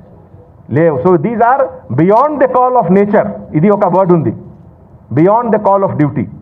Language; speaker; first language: Telugu; non-native, local second language; Hindi